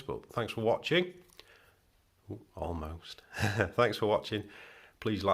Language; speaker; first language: English; native; English